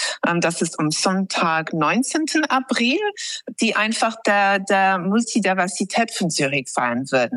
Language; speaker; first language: German; non-native, fluent; English